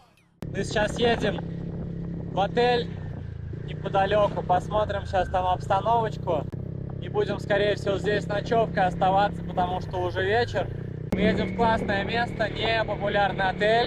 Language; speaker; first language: Russian; native; Russian